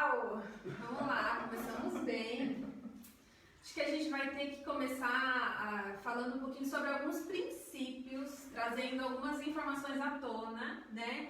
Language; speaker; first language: Portuguese; native; Portuguese